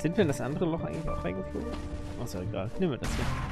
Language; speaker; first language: German; native; German